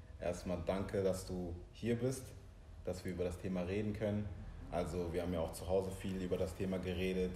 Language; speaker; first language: German; early bilingual, other home language; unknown